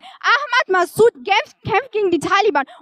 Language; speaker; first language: German; early bilingual, other home language; Persian